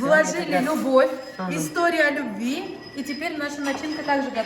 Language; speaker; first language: Russian; native; Russian